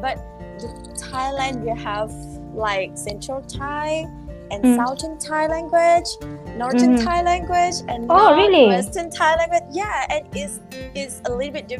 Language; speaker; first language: English; non-native, fluent; Thai